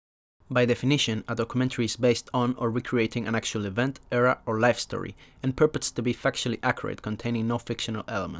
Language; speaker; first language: English; non-native, fluent; Spanish